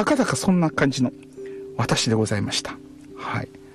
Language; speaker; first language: Japanese; native; Japanese